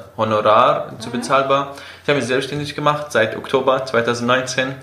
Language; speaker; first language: German; non-native, fluent; Kurdish